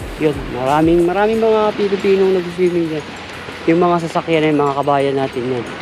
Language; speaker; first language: Filipino; native; Filipino